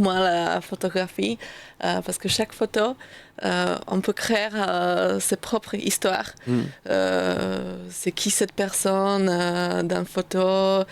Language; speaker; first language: French; non-native, learner; Slovak